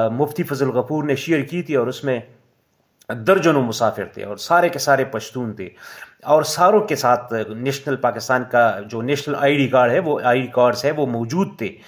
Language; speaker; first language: Urdu; non-native, local second language; Pashto